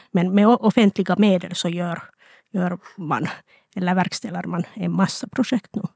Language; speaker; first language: Swedish; non-native, local second language; Finnish